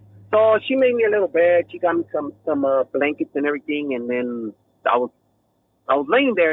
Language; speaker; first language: English; early bilingual, other home language; Spanish